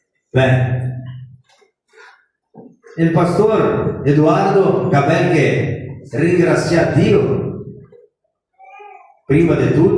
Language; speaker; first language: Italian; non-native, local second language; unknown